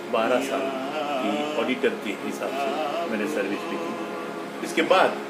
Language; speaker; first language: Hindi; non-native, local second language; Gujarati